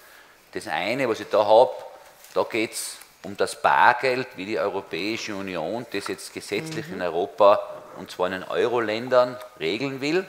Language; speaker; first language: German; native; German